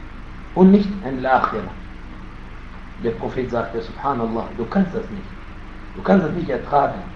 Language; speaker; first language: German; non-native, fluent; Arabic